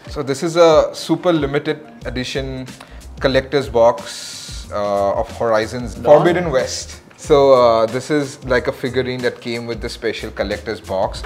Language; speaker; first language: English; non-native, local second language; Assamese